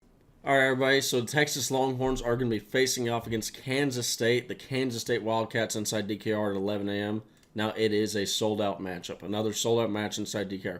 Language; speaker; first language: English; native; English